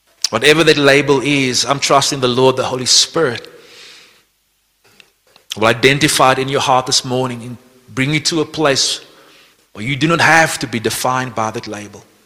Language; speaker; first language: English; non-native, local second language; Afrikaans